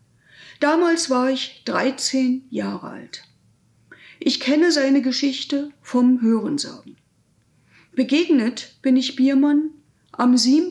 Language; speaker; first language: German; native; German